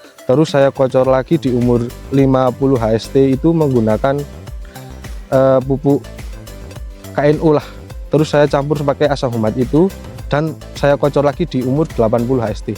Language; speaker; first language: Indonesian; non-native, local second language; Javanese